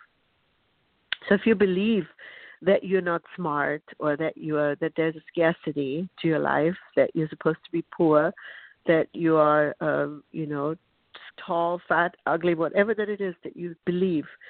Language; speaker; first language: English; non-native, fluent; German